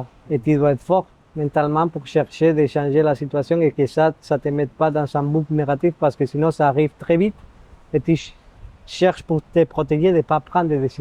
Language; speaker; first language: French; non-native, fluent; Spanish